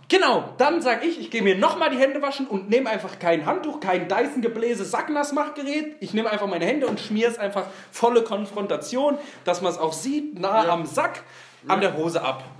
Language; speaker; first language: German; early bilingual, other home language; Turkish